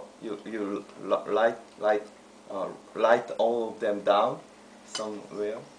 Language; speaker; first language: English; non-native, fluent; Korean